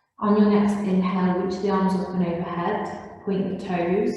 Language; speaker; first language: English; native; English